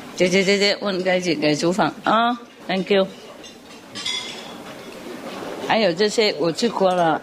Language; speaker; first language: Chinese; non-native, fluent; Vietnamese